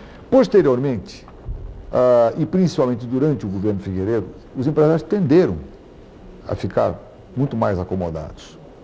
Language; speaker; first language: Portuguese; native; Portuguese